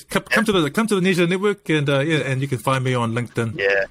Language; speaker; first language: English; native; English